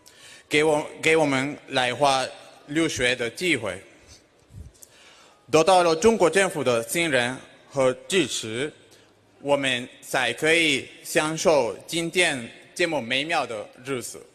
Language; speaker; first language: Chinese; non-native, fluent; Spanish